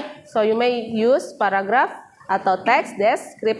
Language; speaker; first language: English; non-native, fluent; Indonesian